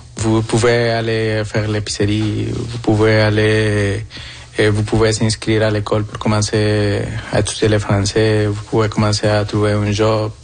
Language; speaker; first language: French; non-native, fluent; Spanish